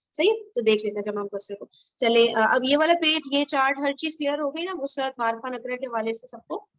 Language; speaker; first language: Urdu; native; Urdu